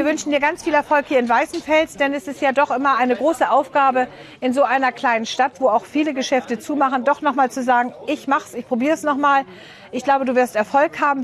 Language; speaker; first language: German; native; German